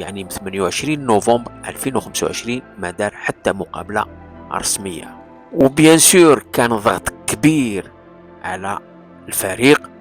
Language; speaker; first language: Arabic; non-native, local second language; Kabyle